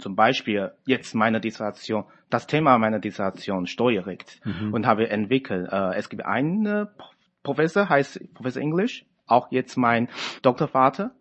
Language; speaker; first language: German; non-native, fluent; Chinese